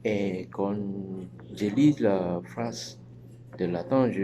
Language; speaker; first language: French; non-native, learner; Chinese